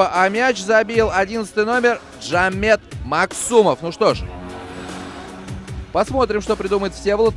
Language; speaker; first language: Russian; native; Russian